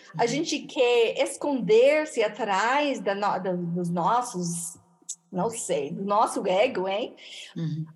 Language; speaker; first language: Portuguese; non-native, fluent; English